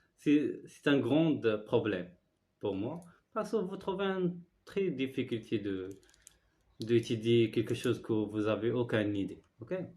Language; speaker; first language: French; non-native, learner; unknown